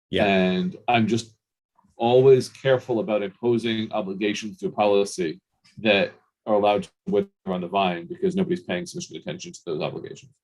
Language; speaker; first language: English; native; English